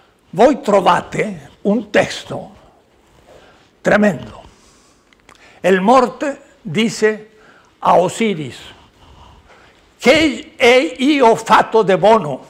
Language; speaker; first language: Italian; non-native, learner; Spanish